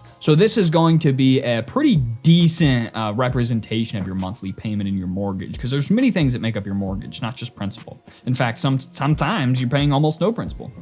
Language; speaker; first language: English; native; English